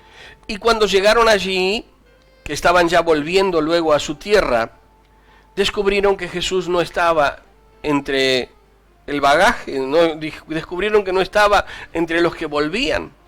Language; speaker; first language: Spanish; native; Spanish